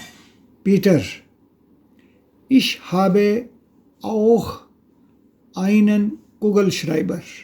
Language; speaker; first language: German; non-native, fluent; Urdu